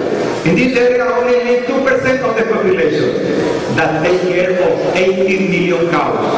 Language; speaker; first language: English; non-native, fluent; Spanish